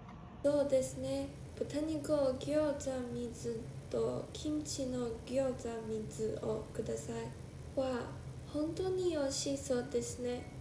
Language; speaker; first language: Japanese; non-native, learner; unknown